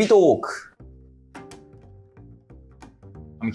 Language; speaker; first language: Japanese; native; Japanese